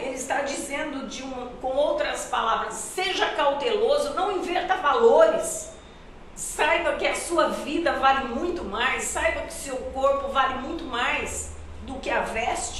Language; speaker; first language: Portuguese; native; Portuguese